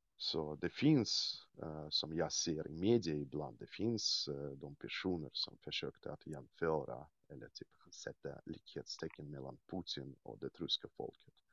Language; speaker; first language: Swedish; non-native, fluent; Russian